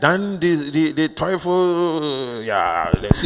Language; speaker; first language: German; non-native, learner; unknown